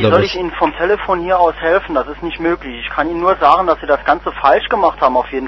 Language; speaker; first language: German; native; German